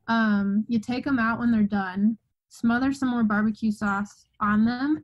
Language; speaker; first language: English; native; English